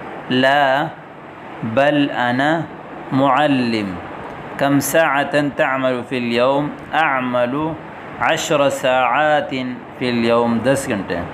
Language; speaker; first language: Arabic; non-native, fluent; Urdu